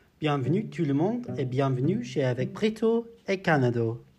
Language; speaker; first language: French; non-native, learner; English